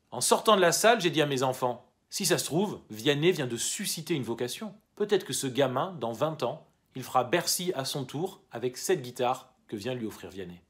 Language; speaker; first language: French; native; French